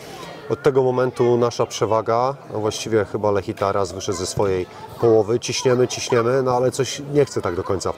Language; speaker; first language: Polish; native; Polish